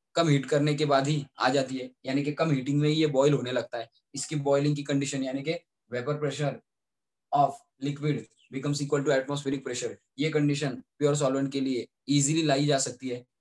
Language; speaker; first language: Hindi; native; Hindi